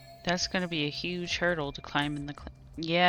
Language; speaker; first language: English; native; English